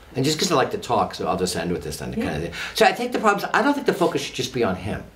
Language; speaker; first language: English; native; English